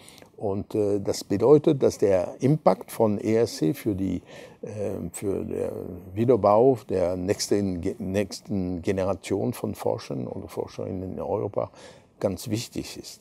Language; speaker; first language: German; non-native, fluent; French